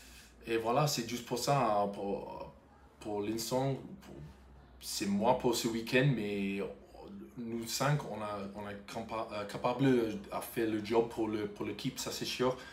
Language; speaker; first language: French; non-native, fluent; English